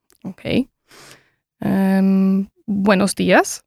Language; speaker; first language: Spanish; non-native, learner; English